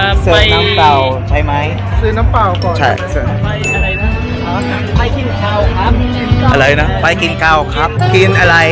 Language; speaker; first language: Thai; non-native, learner; Filipino